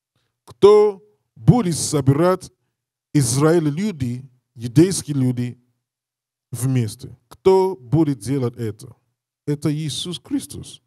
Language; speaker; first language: Russian; non-native, learner; English